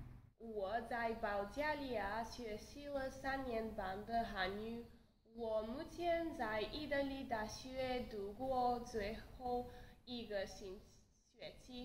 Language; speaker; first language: Chinese; non-native, learner; Bulgarian